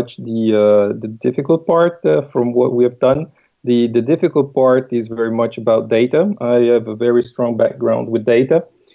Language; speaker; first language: English; non-native, fluent; Italian